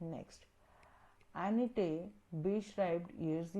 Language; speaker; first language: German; non-native, learner; Hindi